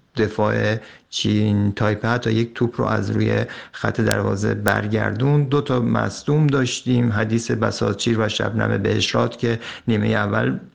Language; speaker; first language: Persian; native; Persian